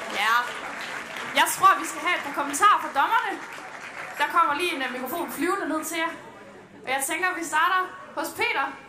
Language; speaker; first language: Danish; native; Danish